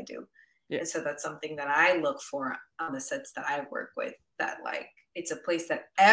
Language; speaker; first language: English; early bilingual, other home language; Spanish